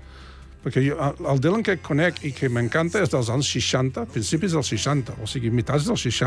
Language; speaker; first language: Catalan; non-native, fluent; English